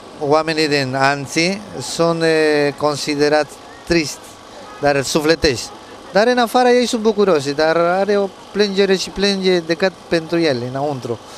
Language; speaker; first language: Romanian; non-native, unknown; Spanish